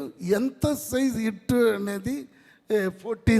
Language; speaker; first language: Telugu; non-native, learner; Tamil